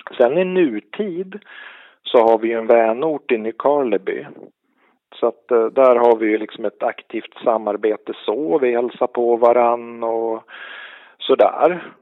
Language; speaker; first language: Swedish; native; Swedish